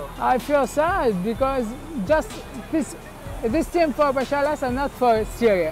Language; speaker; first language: English; non-native, learner; Arabic